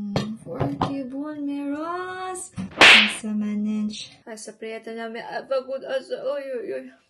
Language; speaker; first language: Romanian; non-native, learner; Filipino